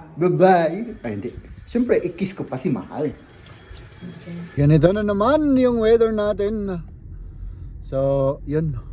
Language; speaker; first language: Filipino; native; Filipino